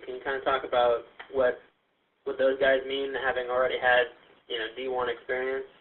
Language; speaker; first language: English; native; English